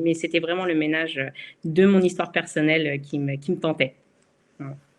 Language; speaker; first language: French; native; French